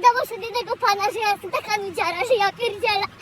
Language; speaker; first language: Polish; native; Polish